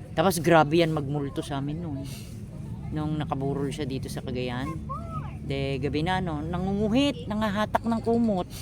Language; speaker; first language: Filipino; non-native, local second language; Cebuano